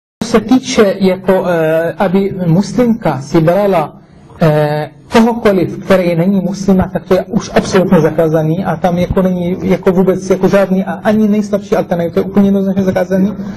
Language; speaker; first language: Czech; non-native, fluent; Arabic